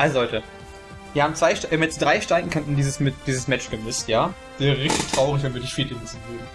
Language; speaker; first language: German; native; German